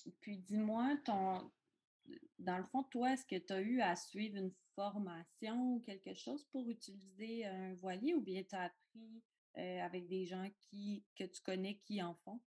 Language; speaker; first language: French; native; French